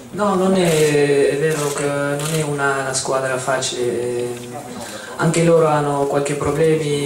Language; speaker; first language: Italian; non-native, fluent; Dutch